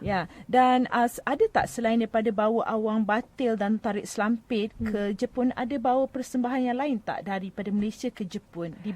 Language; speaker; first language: Malay; native; Malay